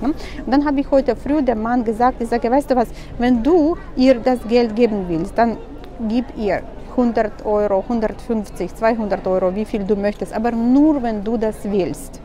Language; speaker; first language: German; non-native, fluent; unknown